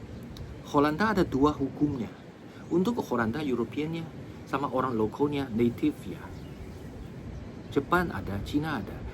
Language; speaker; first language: Indonesian; non-native, fluent; Chinese